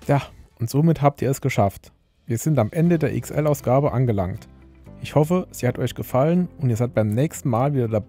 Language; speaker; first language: German; native; German